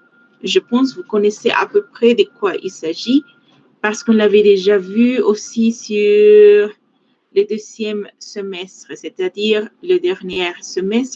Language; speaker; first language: French; non-native, fluent; Spanish